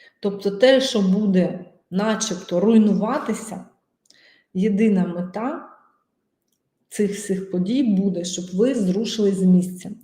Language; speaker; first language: Ukrainian; non-native, local second language; Russian